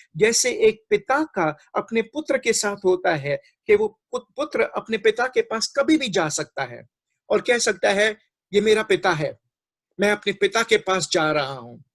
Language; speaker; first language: Hindi; non-native, local second language; Marathi